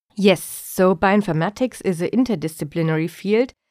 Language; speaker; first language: English; non-native, fluent; German